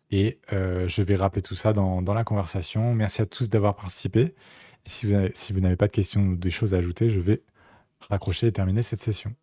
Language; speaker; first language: French; native; French